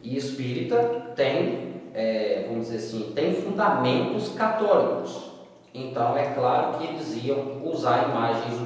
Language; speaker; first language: Portuguese; native; Portuguese